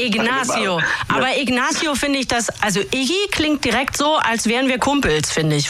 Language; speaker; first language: German; native; German